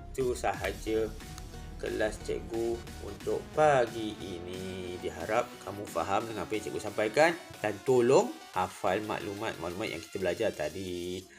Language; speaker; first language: Malay; native; Malay